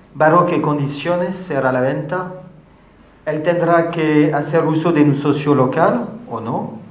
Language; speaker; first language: Spanish; non-native, fluent; French